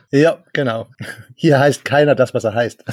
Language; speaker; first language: German; native; German